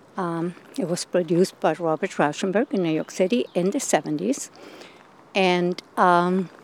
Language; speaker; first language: English; non-native, fluent; Spanish